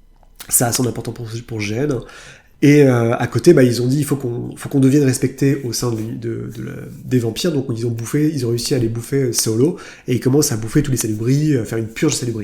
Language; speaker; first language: French; native; French